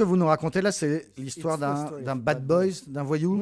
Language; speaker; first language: French; native; French